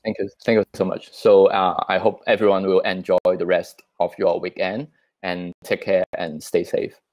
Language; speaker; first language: English; non-native, local second language; Chinese